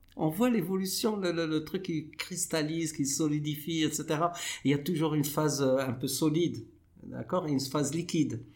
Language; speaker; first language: French; non-native, local second language; Arabic